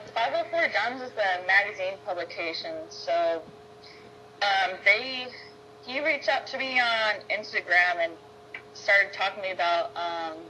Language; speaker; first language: English; native; English